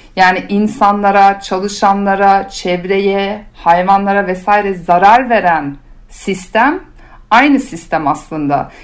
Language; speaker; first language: Turkish; early bilingual, heritage; Turkish